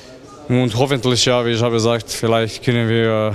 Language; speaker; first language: German; non-native, learner; Croatian